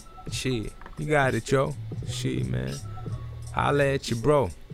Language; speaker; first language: English; early bilingual, other home language; Arabic